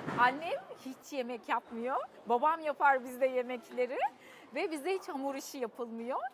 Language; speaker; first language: Turkish; early bilingual, heritage; Turkish